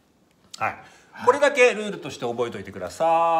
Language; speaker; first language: Japanese; native; Japanese